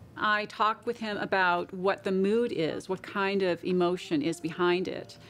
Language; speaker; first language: English; native; English